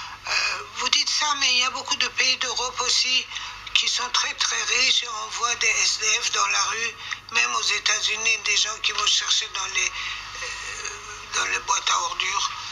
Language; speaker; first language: French; non-native, fluent; Persian